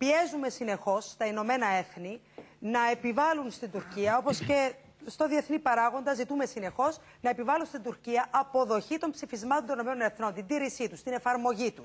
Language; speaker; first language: Greek; native; Greek